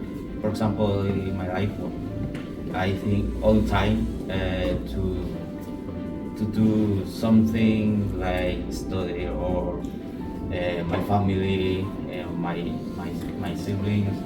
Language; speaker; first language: English; non-native, learner; Spanish